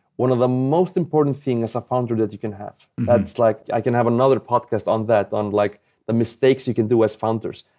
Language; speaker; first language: English; non-native, fluent; Icelandic